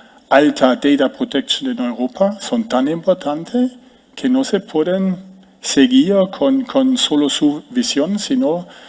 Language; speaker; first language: Spanish; non-native, fluent; German